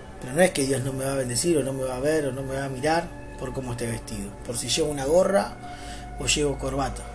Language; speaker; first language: Spanish; native; Spanish